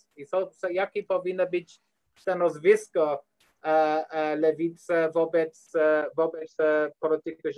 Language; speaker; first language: Polish; non-native, learner; English